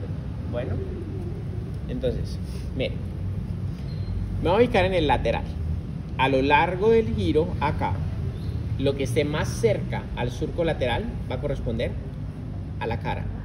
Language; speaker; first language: Spanish; native; Spanish